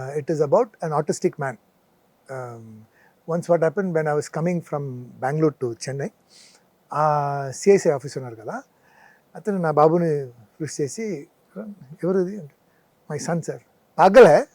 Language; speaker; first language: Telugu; non-native, local second language; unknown